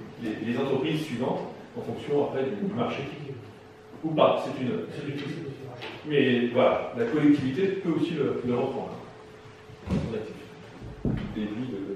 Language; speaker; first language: French; native; French